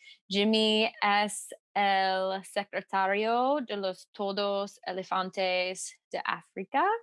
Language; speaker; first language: Spanish; non-native, learner; English